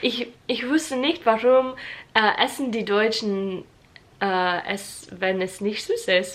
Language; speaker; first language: German; non-native, learner; English